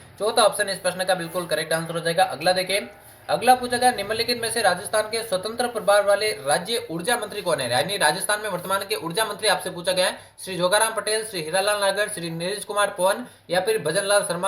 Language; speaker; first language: Hindi; native; Hindi